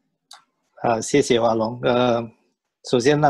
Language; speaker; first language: Chinese; native; Chinese